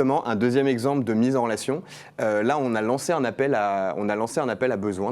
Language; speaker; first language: French; native; French